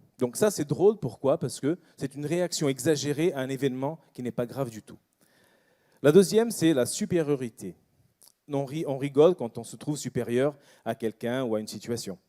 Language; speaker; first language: French; non-native, fluent; Portuguese